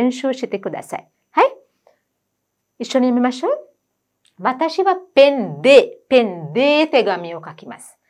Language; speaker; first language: Japanese; non-native, fluent; Sinhala